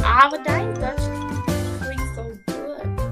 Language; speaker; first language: German; non-native, fluent; Indonesian